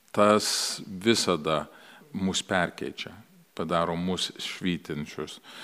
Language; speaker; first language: Lithuanian; early bilingual, heritage; Lithuanian